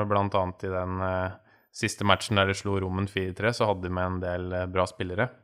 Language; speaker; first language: Norwegian; native; Norwegian